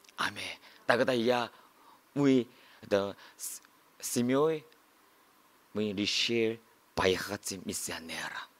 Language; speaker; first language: Russian; non-native, learner; Korean